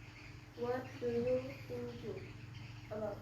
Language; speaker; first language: English; non-native, learner; Indonesian